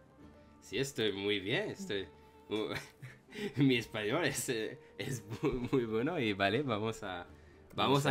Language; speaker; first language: Spanish; non-native, learner; English